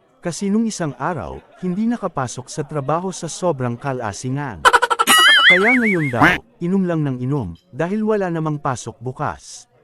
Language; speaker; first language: Filipino; native; Filipino